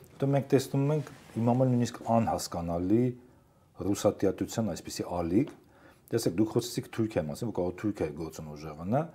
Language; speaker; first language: Armenian; native; Armenian